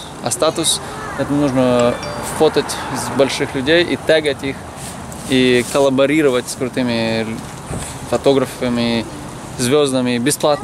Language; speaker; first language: Russian; native; Russian